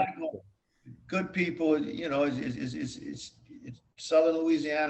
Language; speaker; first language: English; native; English